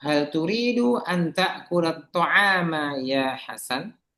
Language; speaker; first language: Arabic; non-native, fluent; Indonesian